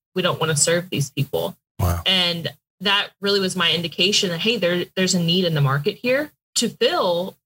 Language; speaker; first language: English; native; English